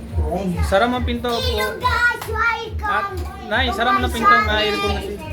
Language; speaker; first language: Filipino; non-native, learner; Hindi